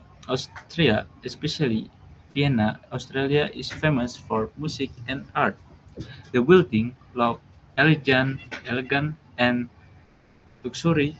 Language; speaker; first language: English; non-native, learner; Indonesian